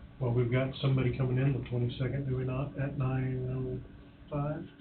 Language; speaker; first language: English; native; English